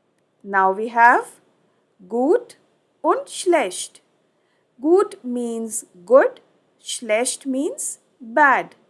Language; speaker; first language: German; non-native, fluent; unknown